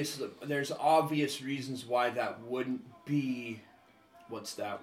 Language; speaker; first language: English; native; English